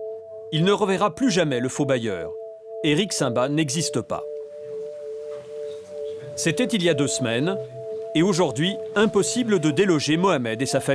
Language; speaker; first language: French; native; French